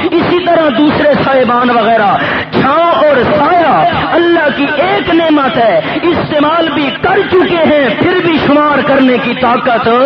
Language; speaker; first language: Urdu; non-native, local second language; Pashto